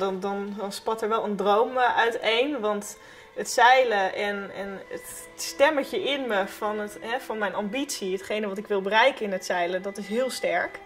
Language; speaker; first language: Dutch; native; Dutch